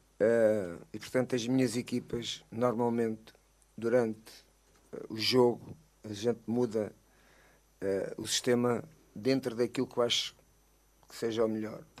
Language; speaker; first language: Portuguese; native; Portuguese